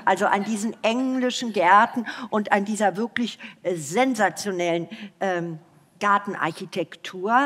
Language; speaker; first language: German; native; German